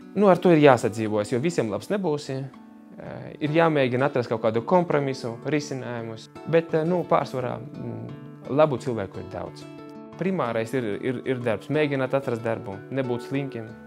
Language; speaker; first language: Latvian; native; Latvian